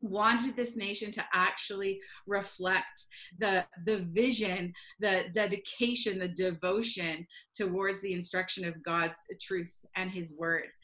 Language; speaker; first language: English; native; English